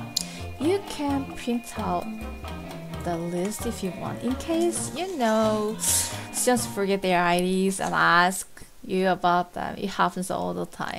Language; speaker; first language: English; non-native, fluent; Korean